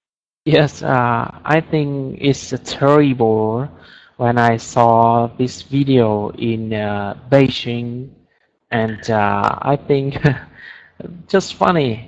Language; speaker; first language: English; non-native, learner; Vietnamese